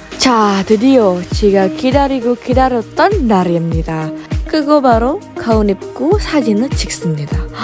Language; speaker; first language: Korean; non-native, fluent; Indonesian